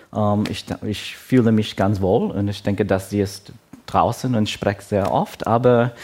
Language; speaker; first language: German; non-native, learner; Wu Chinese